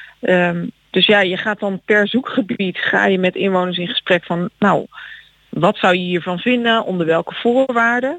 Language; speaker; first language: Dutch; native; Dutch